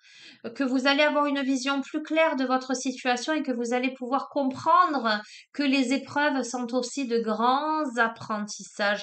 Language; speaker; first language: French; native; French